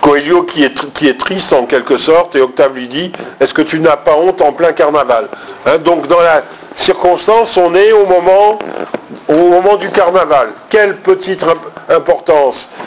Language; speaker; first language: French; native; French